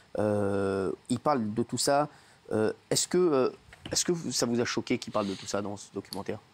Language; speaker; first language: French; native; French